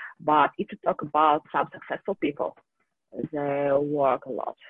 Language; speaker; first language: English; non-native, fluent; Russian